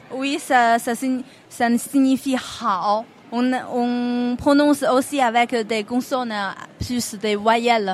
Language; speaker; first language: French; non-native, fluent; Chinese